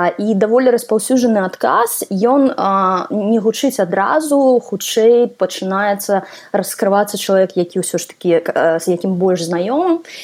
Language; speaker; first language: Belarusian; non-native, local second language; Russian